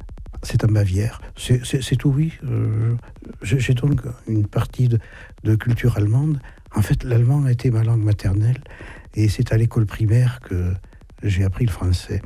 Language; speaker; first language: French; native; French